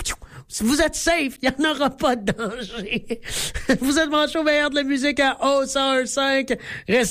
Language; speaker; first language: French; native; French